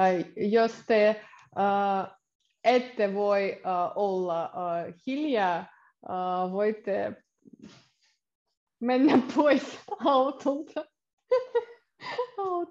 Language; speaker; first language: Finnish; non-native, learner; Russian